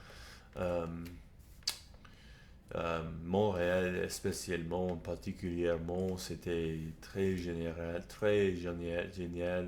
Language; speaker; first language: French; non-native, learner; English